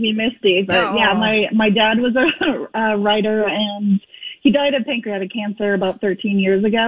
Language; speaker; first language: English; native; English